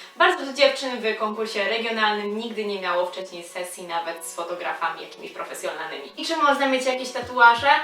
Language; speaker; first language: Polish; native; Polish